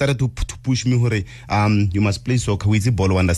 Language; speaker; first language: English; non-native, local second language; Tswana